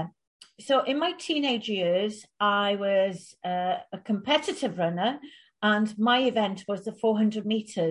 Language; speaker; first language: English; native; English